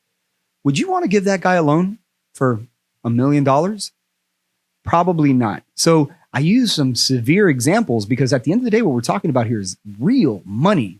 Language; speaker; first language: English; native; English